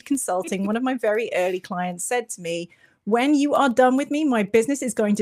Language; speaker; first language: English; native; English